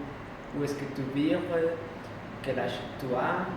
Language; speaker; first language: French; non-native, learner; Spanish